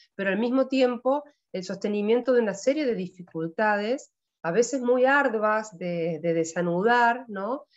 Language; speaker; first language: Spanish; native; Spanish